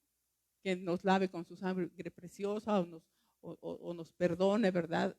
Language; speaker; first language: Spanish; native; Spanish